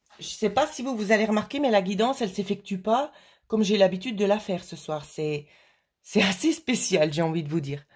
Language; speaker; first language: French; native; French